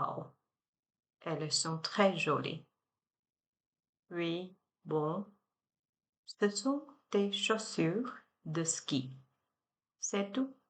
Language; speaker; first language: French; non-native, learner; Chinese